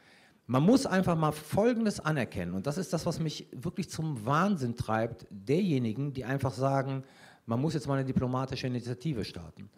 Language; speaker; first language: German; native; German